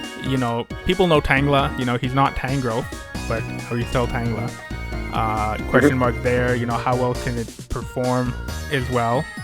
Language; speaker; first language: English; native; English